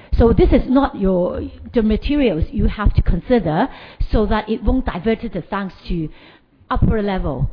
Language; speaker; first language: English; non-native, local second language; Cantonese